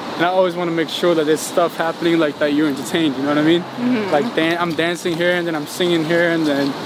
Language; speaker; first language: English; non-native, fluent; Norwegian